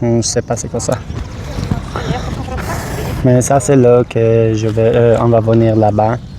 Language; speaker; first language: French; non-native, learner; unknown